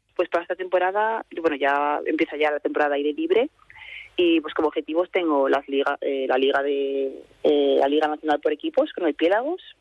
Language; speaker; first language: Spanish; native; Spanish